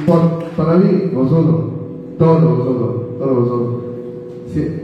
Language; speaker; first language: Spanish; non-native, learner; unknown